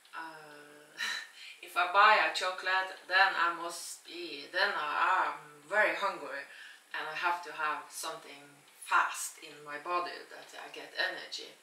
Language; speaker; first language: English; non-native, learner; Norwegian